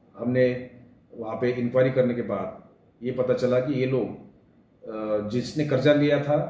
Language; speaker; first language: Hindi; non-native, local second language; Marathi